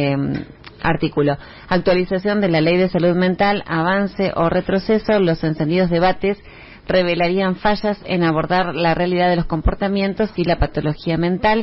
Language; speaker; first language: Spanish; native; Spanish